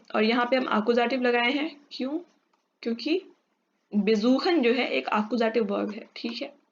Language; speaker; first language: Hindi; native; Hindi